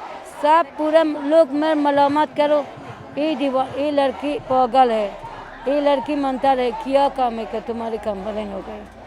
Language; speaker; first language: Hindi; non-native, learner; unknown